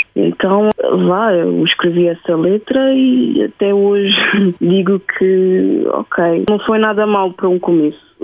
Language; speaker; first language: Portuguese; early bilingual, heritage; Portuguese